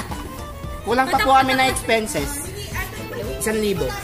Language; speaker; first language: Filipino; native; Filipino